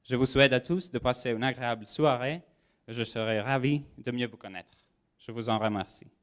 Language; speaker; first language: French; non-native, learner; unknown